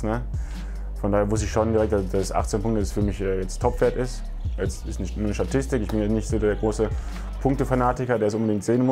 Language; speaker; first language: German; native; German